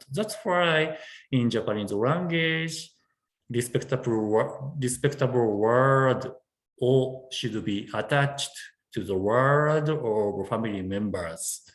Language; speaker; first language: English; non-native, learner; Japanese